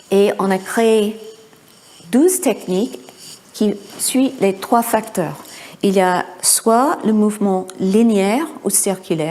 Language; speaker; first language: French; non-native, fluent; English